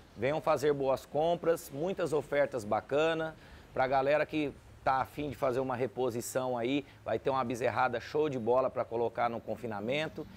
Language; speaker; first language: Portuguese; native; Portuguese